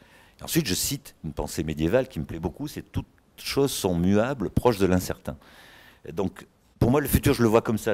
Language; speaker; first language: French; native; French